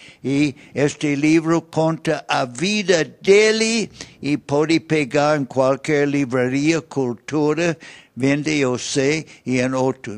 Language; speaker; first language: Portuguese; non-native, learner; English